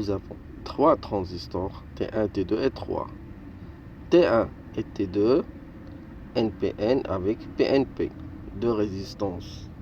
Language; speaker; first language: French; non-native, local second language; Arabic